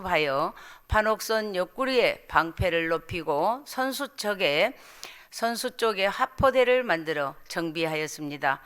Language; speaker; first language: Korean; native; Korean